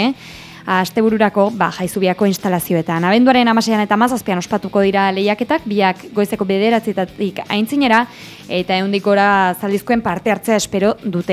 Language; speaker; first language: Basque; native; Basque